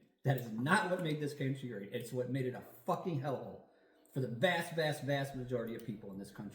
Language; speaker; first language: English; native; English